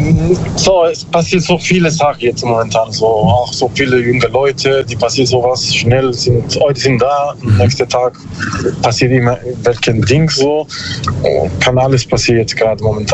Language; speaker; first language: German; non-native, learner; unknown